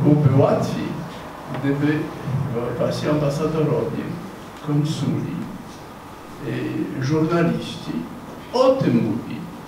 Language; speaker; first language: Polish; non-native, fluent; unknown